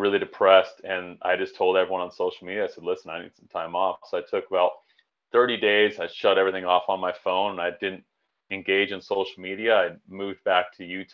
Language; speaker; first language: English; native; English